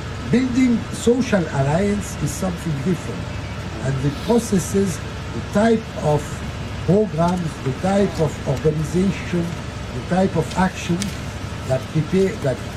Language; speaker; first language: English; non-native, fluent; Arabic